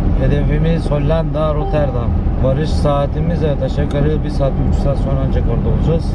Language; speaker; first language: Turkish; early bilingual, heritage; Turkish